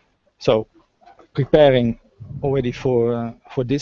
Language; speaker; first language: English; non-native, fluent; Dutch